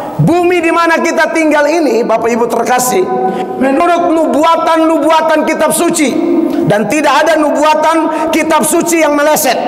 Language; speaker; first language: Indonesian; native; Indonesian